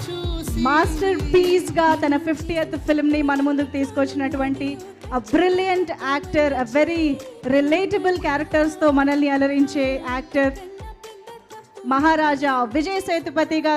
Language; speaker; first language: Telugu; native; Telugu